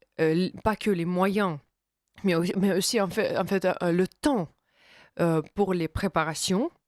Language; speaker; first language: French; non-native, fluent; Russian